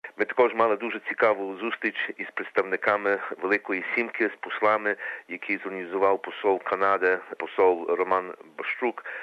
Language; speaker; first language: Ukrainian; early bilingual, heritage; Ukrainian